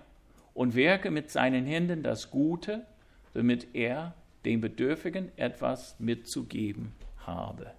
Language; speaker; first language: German; non-native, fluent; English